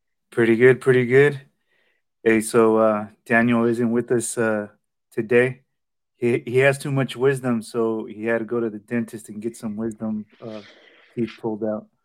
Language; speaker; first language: English; early bilingual, other home language; Spanish